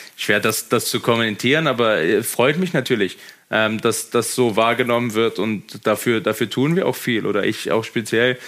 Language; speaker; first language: German; native; German